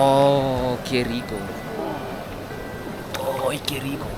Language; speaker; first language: Spanish; non-native, fluent; Indonesian